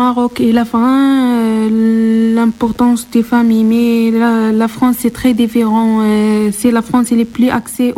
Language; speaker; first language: French; non-native, local second language; Arabic